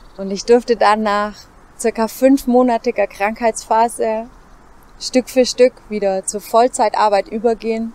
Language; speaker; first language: German; native; German